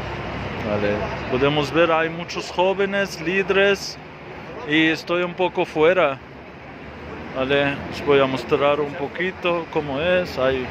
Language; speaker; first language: Spanish; non-native, fluent; Arabic